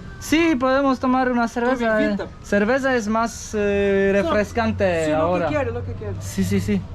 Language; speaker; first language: Spanish; non-native, learner; Polish